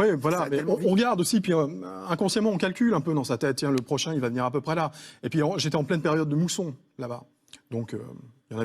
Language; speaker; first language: French; native; French